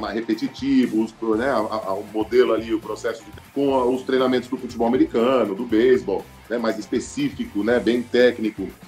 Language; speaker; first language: Portuguese; early bilingual, heritage; Portuguese